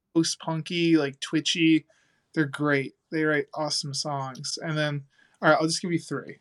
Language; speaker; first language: English; native; English